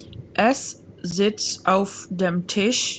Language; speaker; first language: German; non-native, learner; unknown